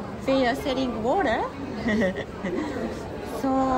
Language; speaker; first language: English; non-native, learner; Japanese